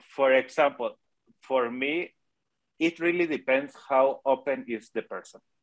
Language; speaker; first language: English; non-native, fluent; Spanish